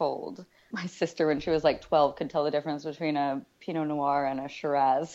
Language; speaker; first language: English; native; English